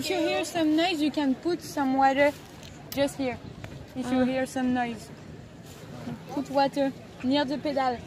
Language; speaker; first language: English; non-native, learner; French